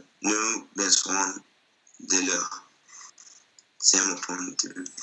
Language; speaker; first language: French; non-native, learner; Spanish